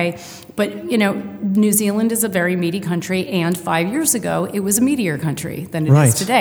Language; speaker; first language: English; native; English